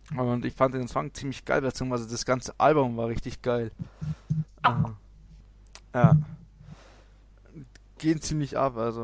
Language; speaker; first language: German; native; German